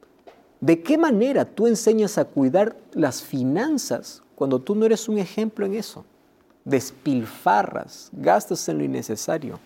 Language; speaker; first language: Spanish; native; Spanish